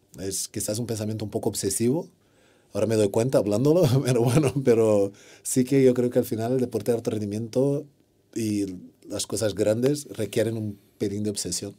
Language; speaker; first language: Spanish; non-native, fluent; Portuguese